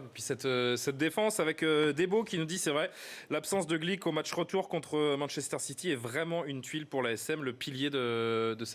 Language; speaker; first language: French; native; French